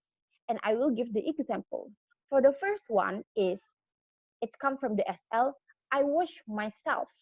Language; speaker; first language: English; non-native, learner; Indonesian